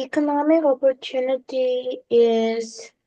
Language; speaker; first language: English; non-native, learner; Korean